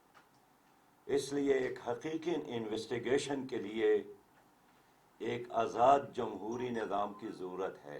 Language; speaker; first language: Urdu; native; Urdu